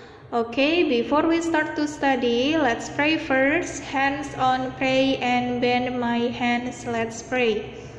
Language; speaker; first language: English; non-native, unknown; Indonesian